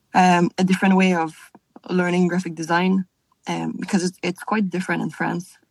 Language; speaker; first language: English; non-native, fluent; French